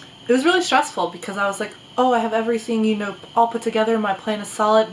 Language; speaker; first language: English; native; English